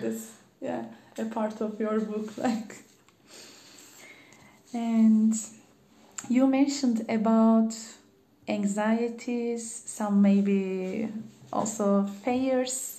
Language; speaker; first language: English; non-native, learner; Turkish